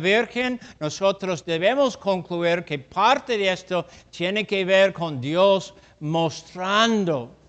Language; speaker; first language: Spanish; non-native, fluent; English